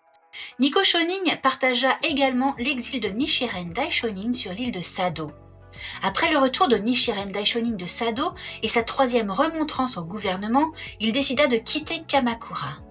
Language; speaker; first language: French; native; French